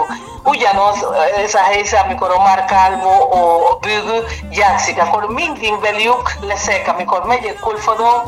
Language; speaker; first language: Hungarian; non-native, learner; Spanish